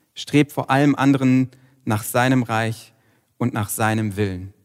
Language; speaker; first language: German; native; German